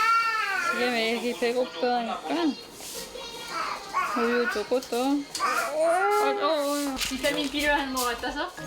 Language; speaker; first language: Korean; non-native, fluent; French